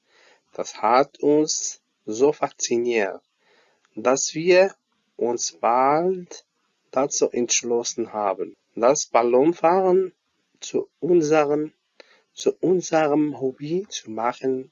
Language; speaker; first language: German; non-native, fluent; Arabic